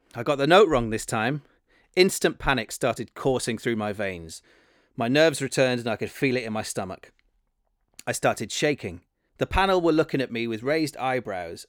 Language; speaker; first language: English; native; English